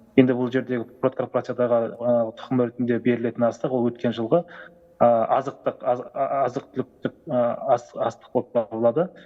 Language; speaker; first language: Kazakh; native; Kazakh